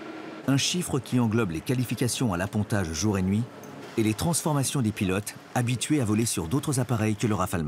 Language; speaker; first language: French; native; French